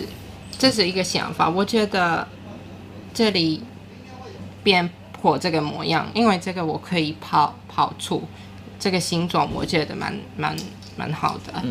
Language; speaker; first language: Chinese; non-native, learner; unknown